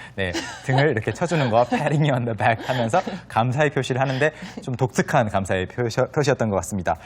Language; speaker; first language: Korean; native; Korean